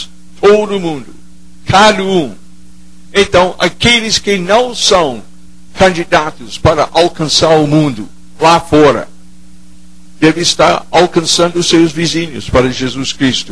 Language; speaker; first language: Portuguese; non-native, fluent; English